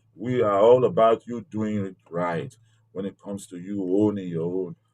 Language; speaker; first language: English; non-native, local second language; Yoruba